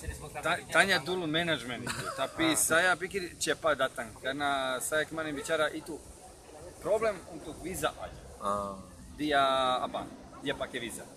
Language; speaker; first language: Indonesian; non-native, learner; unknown